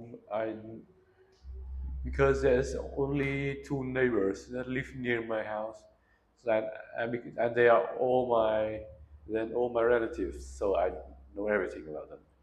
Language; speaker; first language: English; non-native, learner; Vietnamese